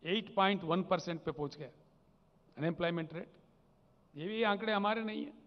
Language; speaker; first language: Hindi; non-native, local second language; Telugu